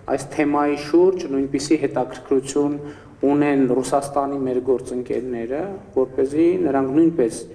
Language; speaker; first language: Armenian; native; Armenian